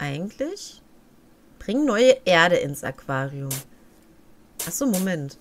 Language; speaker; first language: German; native; German